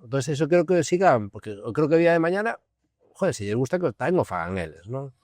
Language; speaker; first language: Spanish; non-native, local second language; Galician